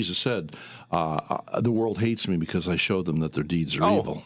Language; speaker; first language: English; native; English